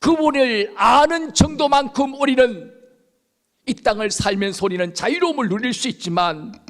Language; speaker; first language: Korean; native; Korean